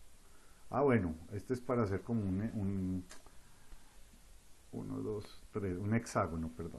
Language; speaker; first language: Spanish; native; Spanish